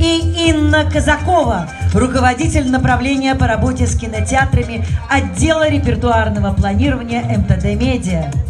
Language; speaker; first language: Russian; native; Russian